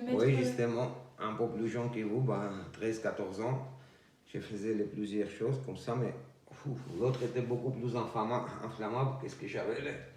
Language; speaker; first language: French; non-native, learner; Georgian